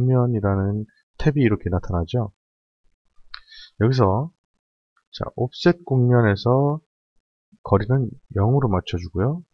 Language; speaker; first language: Korean; native; Korean